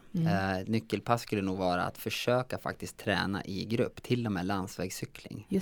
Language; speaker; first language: Swedish; native; Swedish